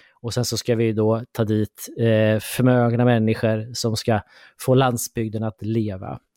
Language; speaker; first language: Swedish; native; Swedish